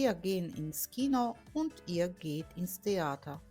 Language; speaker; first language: German; non-native, fluent; Polish